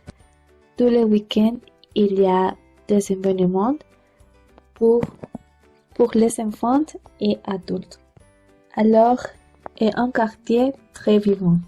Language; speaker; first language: French; non-native, learner; Spanish